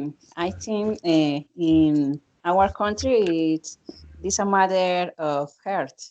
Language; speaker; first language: English; non-native, learner; Spanish